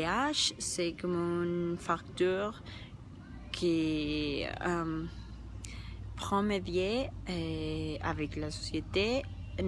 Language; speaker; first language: French; non-native, learner; Spanish